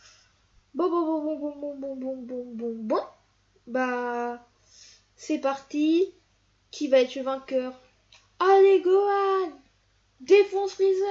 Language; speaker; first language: French; native; French